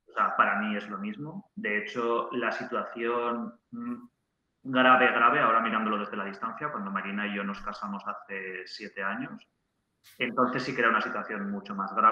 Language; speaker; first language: Spanish; native; Spanish